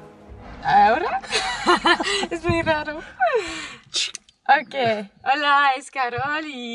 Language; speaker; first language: Spanish; non-native, learner; French